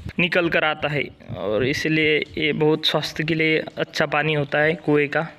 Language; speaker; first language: Hindi; non-native, local second language; Marathi